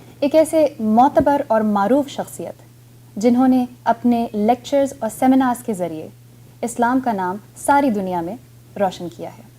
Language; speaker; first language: Urdu; native; Urdu